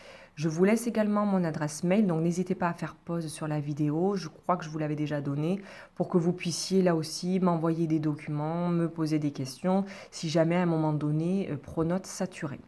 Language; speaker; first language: French; native; French